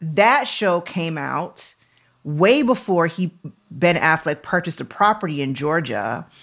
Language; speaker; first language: English; native; English